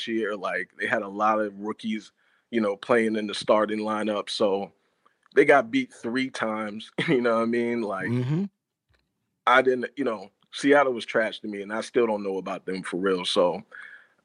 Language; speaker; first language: English; native; English